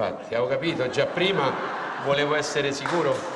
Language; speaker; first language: Italian; native; Italian